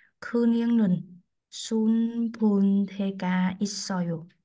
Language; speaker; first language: Korean; non-native, learner; Vietnamese